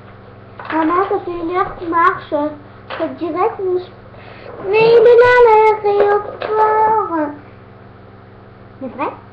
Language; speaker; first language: French; native; French